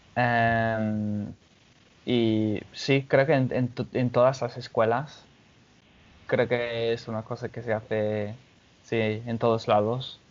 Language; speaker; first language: Spanish; non-native, fluent; English